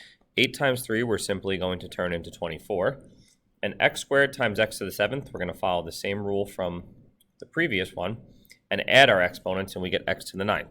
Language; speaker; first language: English; native; English